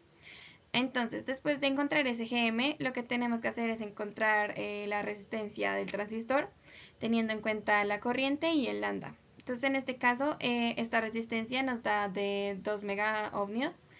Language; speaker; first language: Spanish; native; Spanish